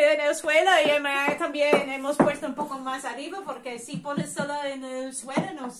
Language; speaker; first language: Spanish; non-native, learner; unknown